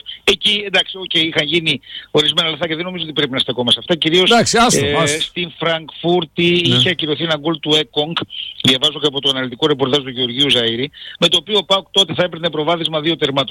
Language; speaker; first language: Greek; native; Greek